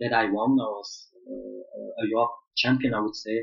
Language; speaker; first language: English; non-native, fluent; Dutch